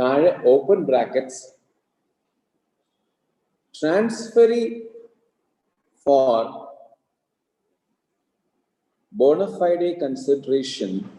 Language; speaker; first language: English; non-native, local second language; Malayalam